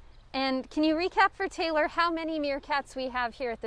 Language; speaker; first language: English; native; English